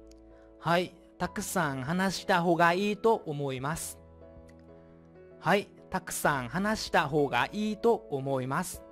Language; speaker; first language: Japanese; non-native, fluent; Vietnamese